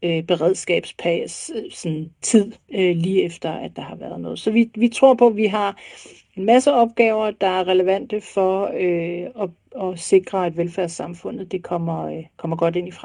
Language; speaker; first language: Danish; native; Danish